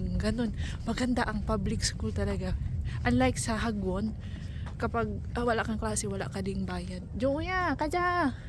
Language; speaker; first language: Filipino; non-native, local second language; Cebuano